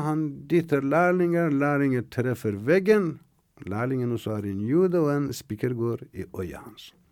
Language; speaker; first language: Norwegian; non-native, fluent; Persian